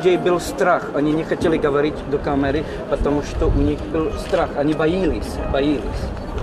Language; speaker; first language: Russian; non-native, learner; Czech